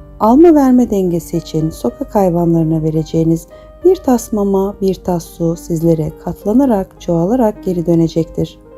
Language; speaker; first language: Turkish; native; Turkish